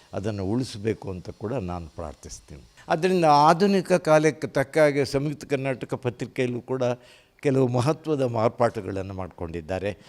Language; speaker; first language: Kannada; native; Kannada